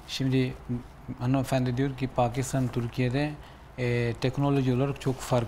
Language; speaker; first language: Turkish; non-native, learner; Urdu